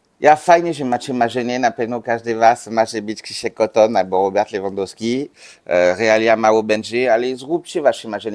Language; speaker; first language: Polish; non-native, learner; French